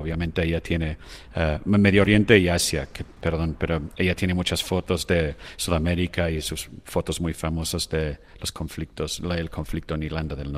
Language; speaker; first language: Spanish; non-native, fluent; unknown